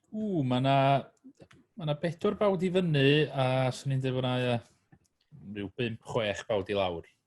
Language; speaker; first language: Welsh; native; Welsh